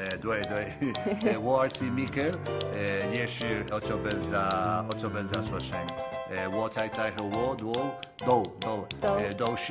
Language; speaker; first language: Chinese; non-native, learner; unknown